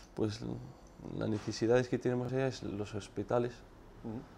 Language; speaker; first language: Spanish; non-native, fluent; Arabic